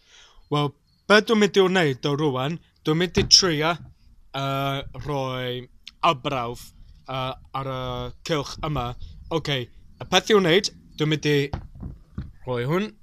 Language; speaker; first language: Welsh; non-native, learner; English